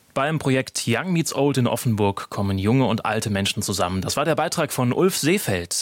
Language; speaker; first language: German; native; German